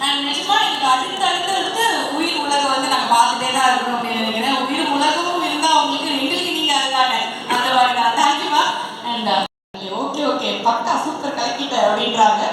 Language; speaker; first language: Tamil; native; Tamil